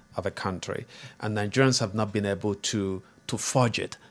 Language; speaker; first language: English; non-native, local second language; Igbo